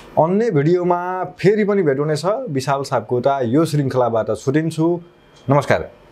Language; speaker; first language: Nepali; native; Nepali